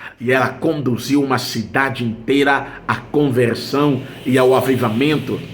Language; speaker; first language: Portuguese; native; Portuguese